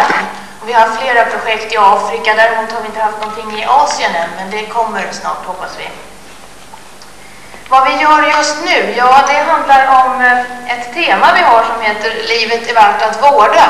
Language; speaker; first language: Swedish; native; Swedish